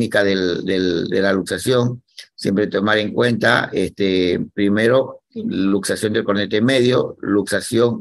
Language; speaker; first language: Spanish; native; Spanish